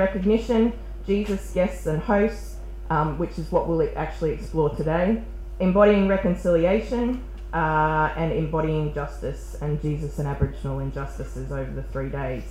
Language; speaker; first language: English; native; English